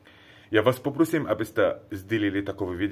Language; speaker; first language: Czech; non-native, learner; Arabic